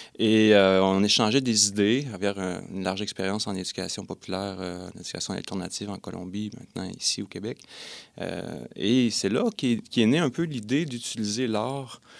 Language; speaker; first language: French; native; French